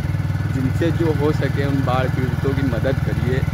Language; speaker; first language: Hindi; native; Hindi